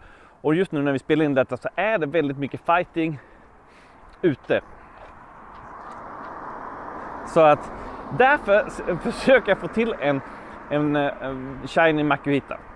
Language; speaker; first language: Swedish; native; Swedish